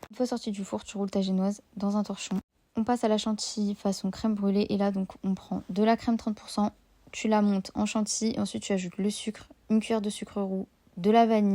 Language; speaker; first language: French; native; French